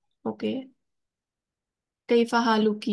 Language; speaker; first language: Urdu; native; Urdu